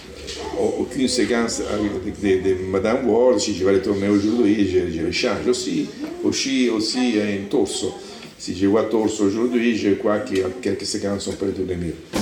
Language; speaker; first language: French; non-native, learner; Italian